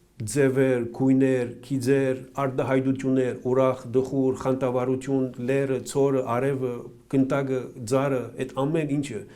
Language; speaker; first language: Armenian; early bilingual, heritage; Armenian